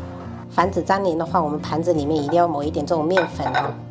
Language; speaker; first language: Chinese; native; Chinese